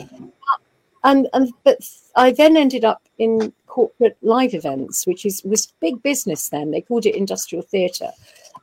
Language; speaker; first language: English; native; English